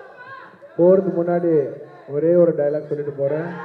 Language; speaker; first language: Tamil; non-native, local second language; Telugu